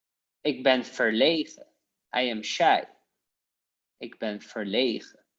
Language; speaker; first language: Dutch; non-native, fluent; Polish